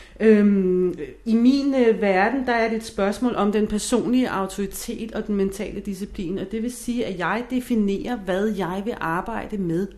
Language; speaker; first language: Danish; non-native, fluent; English